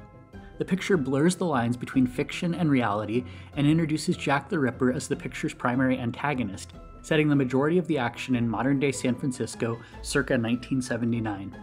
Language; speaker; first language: English; native; English